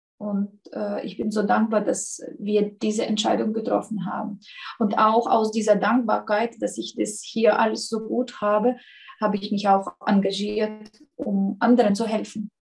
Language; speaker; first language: German; non-native, fluent; Russian